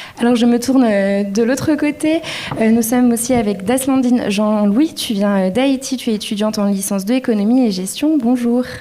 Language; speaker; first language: French; native; French